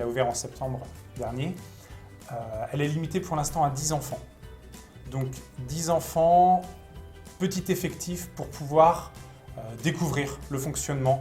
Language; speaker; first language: French; native; French